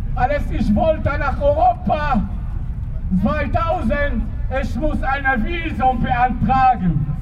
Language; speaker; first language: German; non-native, learner; Arabic